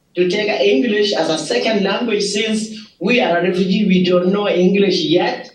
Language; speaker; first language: English; non-native, learner; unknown